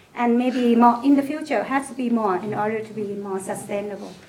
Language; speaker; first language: English; non-native, fluent; Thai